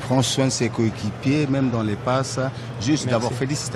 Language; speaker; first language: French; native; French